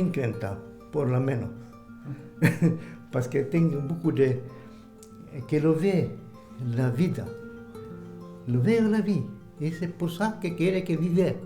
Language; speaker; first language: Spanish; non-native, learner; Hungarian